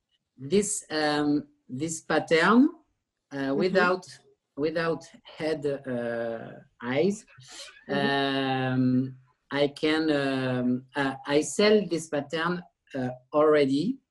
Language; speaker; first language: English; non-native, learner; French